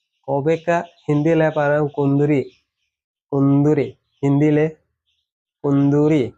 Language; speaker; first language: Malayalam; non-native, learner; Assamese